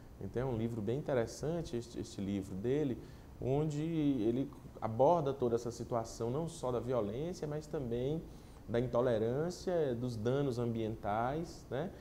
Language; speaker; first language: Portuguese; native; Portuguese